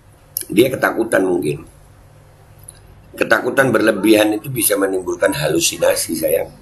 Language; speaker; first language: Indonesian; native; Indonesian